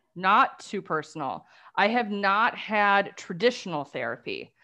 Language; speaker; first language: English; native; English